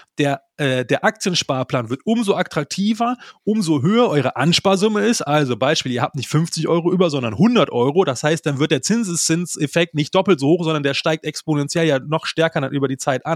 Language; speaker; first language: German; native; German